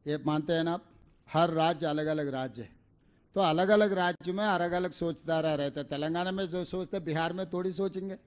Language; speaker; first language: Hindi; non-native, local second language; Telugu